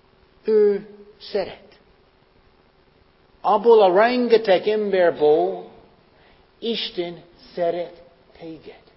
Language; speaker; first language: Hungarian; non-native, fluent; English